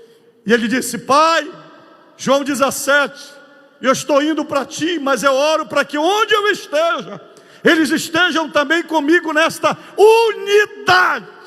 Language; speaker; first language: Portuguese; native; Portuguese